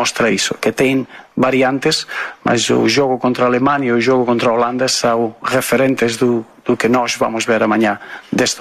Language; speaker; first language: Portuguese; non-native, fluent; Spanish